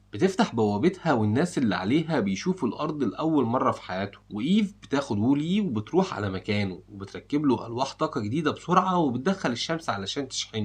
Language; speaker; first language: Arabic; native; Arabic